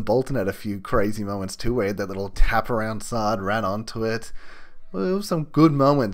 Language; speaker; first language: English; native; English